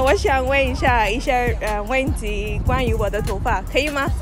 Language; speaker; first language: Chinese; non-native, learner; Yoruba